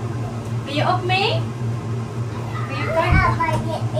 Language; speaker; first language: Dutch; non-native, learner; Indonesian